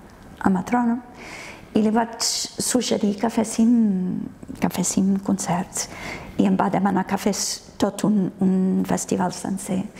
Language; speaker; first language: Catalan; non-native, fluent; English